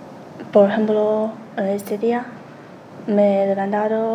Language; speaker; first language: Spanish; non-native, learner; Chinese